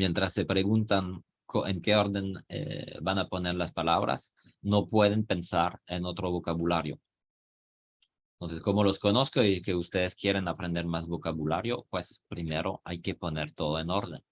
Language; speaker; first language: Spanish; non-native, fluent; French